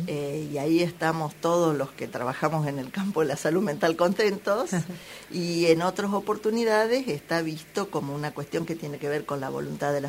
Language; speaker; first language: Spanish; native; Spanish